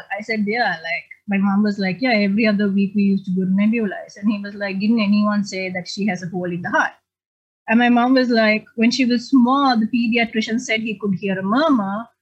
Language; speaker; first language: English; non-native, local second language; Sinhala